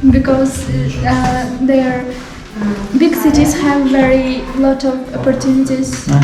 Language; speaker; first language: English; non-native, learner; Uzbek